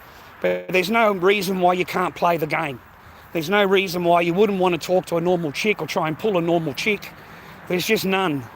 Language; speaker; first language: English; native; English